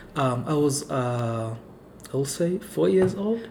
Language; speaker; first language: English; non-native, local second language; Somali